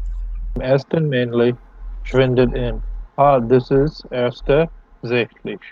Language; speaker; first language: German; non-native, learner; English